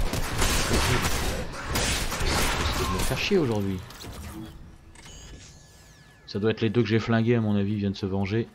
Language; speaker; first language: French; native; French